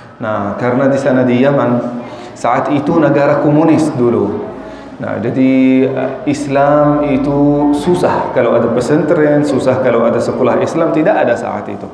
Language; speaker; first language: Indonesian; non-native, fluent; Arabic